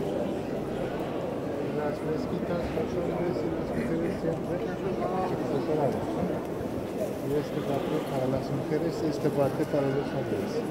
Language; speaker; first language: Spanish; non-native, learner; Turkish